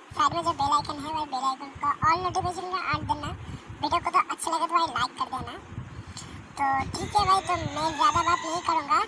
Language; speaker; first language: Hindi; non-native, local second language; Bangla